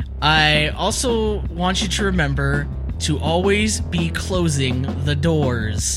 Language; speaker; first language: English; native; English